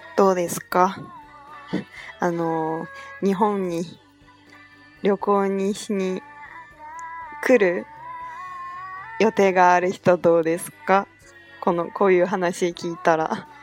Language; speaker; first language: Japanese; non-native, fluent; Chinese